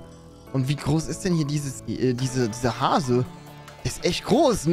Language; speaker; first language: German; native; German